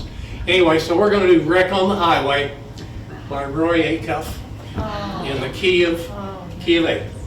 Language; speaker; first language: English; native; English